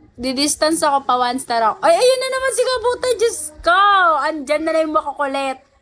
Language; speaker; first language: Filipino; non-native, local second language; Cebuano